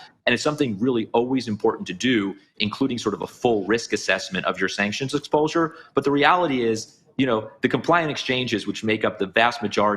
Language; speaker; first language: English; native; English